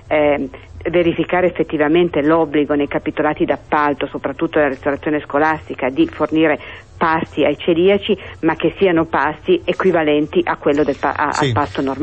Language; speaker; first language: Italian; native; Italian